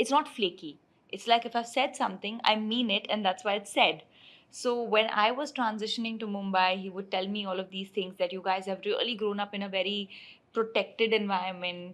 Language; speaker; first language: English; non-native, local second language; Hindi